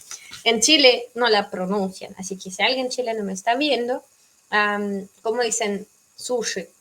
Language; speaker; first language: Spanish; non-native, fluent; Russian